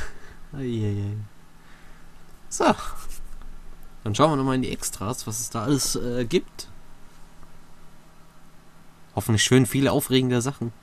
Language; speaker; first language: German; native; German